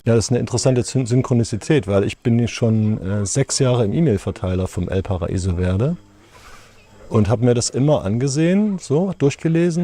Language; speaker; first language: German; native; German